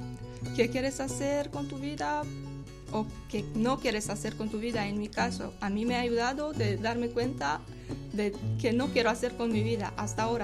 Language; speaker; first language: Spanish; non-native, fluent; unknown